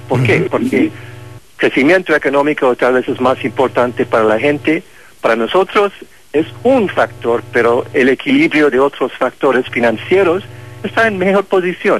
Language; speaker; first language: Spanish; non-native, fluent; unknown